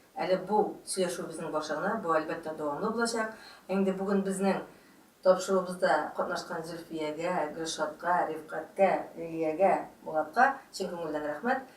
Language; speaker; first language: Tatar; native; Tatar